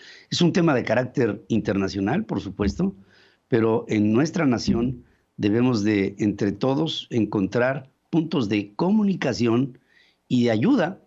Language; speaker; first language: Spanish; native; Spanish